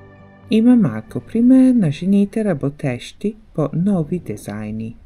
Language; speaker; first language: Bulgarian; non-native, learner; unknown